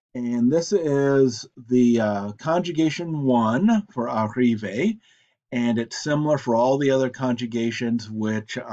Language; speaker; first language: English; native; English